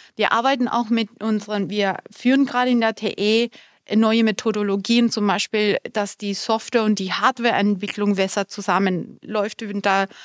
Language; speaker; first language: German; non-native, fluent; Spanish